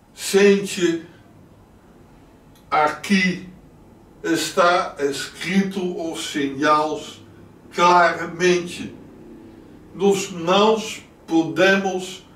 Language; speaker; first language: Portuguese; non-native, learner; Dutch